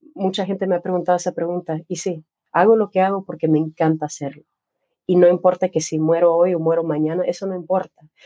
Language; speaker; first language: Spanish; native; Spanish